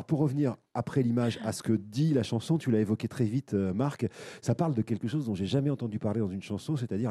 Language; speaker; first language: French; native; French